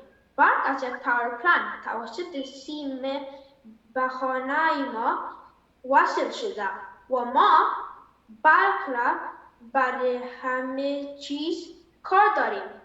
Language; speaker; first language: Persian; early bilingual, heritage; Persian